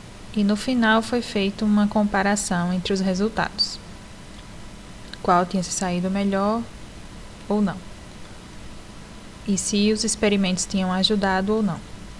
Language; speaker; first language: Portuguese; native; Portuguese